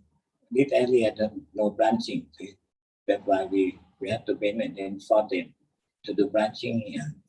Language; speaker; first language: English; non-native, learner; Thai